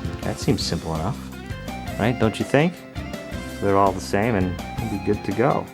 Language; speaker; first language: English; native; English